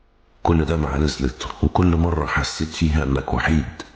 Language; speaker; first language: Arabic; native; Arabic